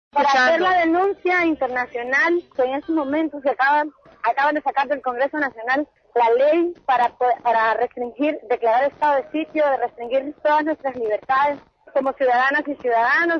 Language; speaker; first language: Spanish; native; Spanish